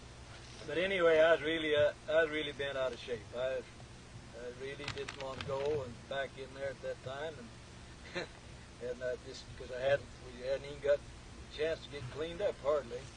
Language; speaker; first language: English; native; English